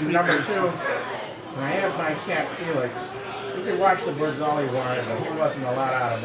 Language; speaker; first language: English; native; English